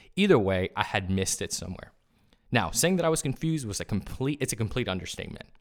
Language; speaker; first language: English; early bilingual, other home language; Spanish